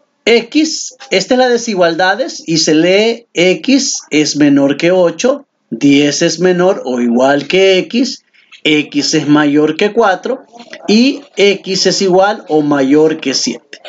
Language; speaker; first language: Spanish; native; Spanish